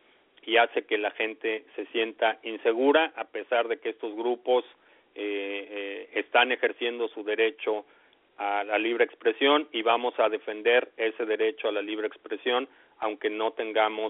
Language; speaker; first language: Spanish; native; Spanish